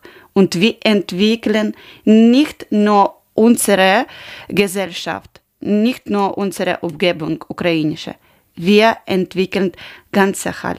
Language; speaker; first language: German; non-native, learner; Ukrainian